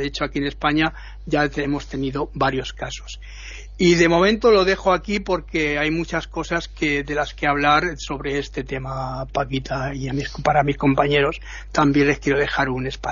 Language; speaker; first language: Spanish; native; Spanish